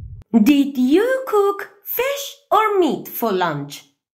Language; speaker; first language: English; non-native, fluent; Spanish